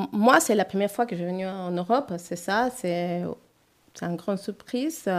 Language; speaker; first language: French; non-native, learner; Spanish